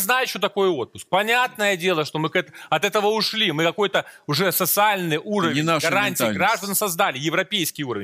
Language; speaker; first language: Russian; native; Russian